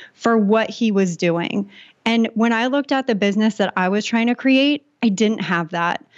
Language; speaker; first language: English; native; English